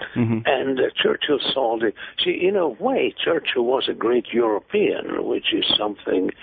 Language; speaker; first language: English; non-native, fluent; Hungarian